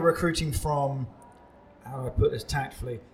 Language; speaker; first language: English; native; English